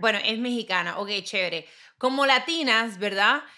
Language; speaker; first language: Spanish; early bilingual, heritage; Spanish